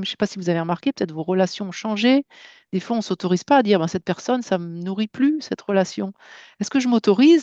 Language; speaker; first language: French; native; French